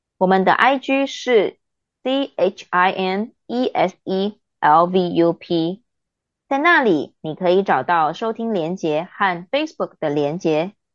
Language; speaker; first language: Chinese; native; Chinese